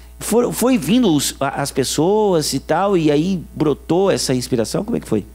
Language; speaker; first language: Portuguese; native; Portuguese